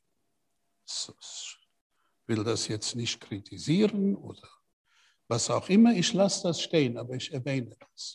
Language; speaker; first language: German; non-native, fluent; English